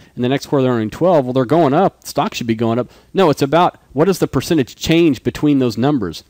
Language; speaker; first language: English; native; English